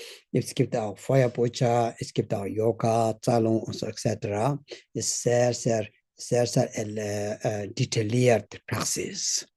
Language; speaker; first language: German; non-native, learner; Tibetan